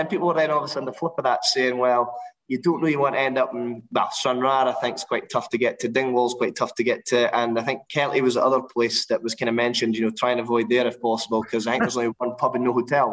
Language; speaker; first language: English; native; English